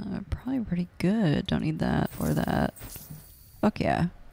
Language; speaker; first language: English; native; English